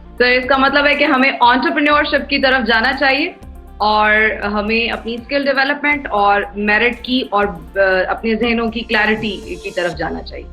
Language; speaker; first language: Urdu; native; Urdu